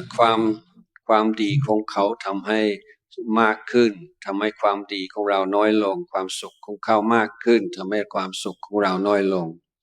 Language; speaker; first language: Thai; non-native, fluent; English